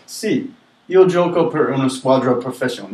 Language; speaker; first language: Italian; non-native, learner; English